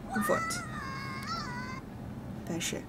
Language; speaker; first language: Russian; non-native, learner; Chinese